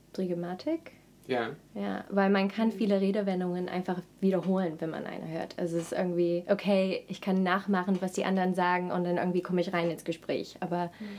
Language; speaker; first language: German; non-native, fluent; English